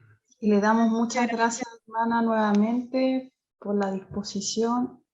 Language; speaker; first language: Spanish; native; Spanish